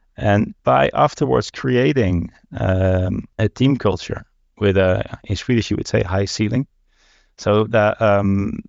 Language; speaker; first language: English; non-native, fluent; Dutch